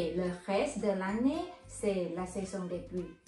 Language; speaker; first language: French; non-native, fluent; Thai